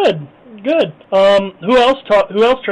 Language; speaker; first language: English; native; English